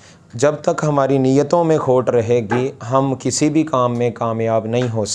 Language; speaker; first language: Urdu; non-native, local second language; Punjabi